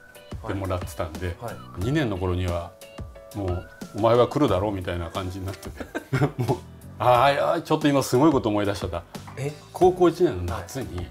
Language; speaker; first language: Japanese; native; Japanese